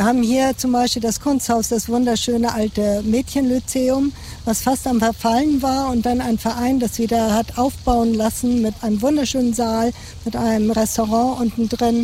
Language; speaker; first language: German; native; German